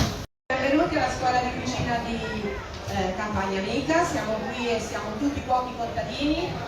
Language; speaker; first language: Italian; native; Italian